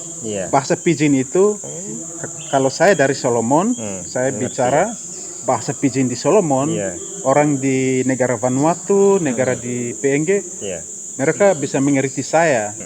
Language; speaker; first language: Indonesian; non-native, fluent; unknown